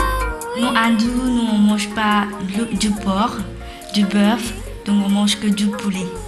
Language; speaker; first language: French; non-native, learner; Tamil